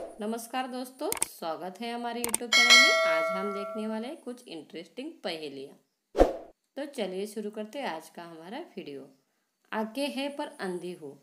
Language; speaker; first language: Hindi; non-native, local second language; Marathi